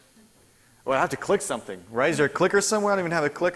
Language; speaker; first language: English; native; English